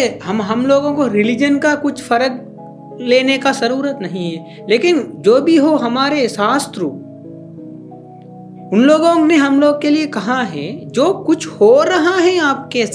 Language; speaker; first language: Hindi; non-native, fluent; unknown